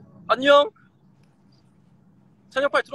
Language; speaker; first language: Korean; native; Korean